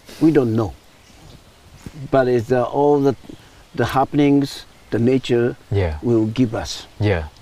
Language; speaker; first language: English; non-native, learner; Japanese